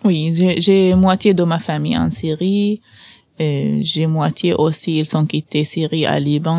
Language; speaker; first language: French; non-native, learner; Arabic